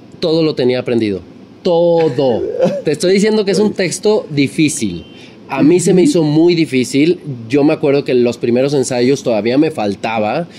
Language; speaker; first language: Spanish; native; Spanish